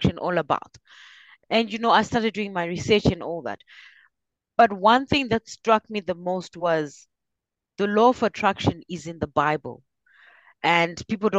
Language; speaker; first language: English; non-native, local second language; Shona